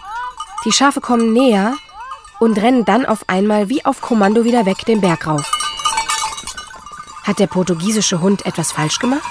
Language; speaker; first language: German; native; German